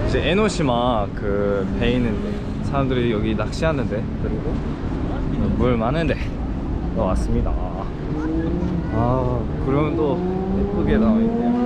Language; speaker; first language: Korean; early bilingual, heritage; English